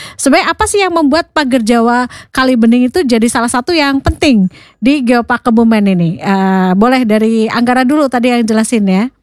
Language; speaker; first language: Indonesian; native; Indonesian